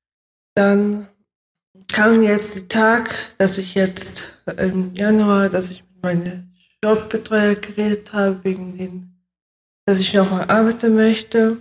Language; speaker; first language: German; early bilingual, other home language; Russian